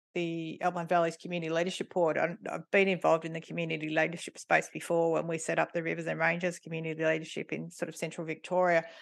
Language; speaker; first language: English; native; English